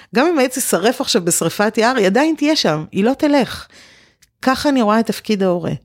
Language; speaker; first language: Hebrew; early bilingual, other home language; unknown